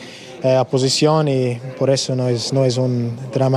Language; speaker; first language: Spanish; non-native, learner; English